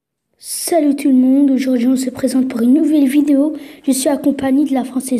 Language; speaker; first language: French; native; French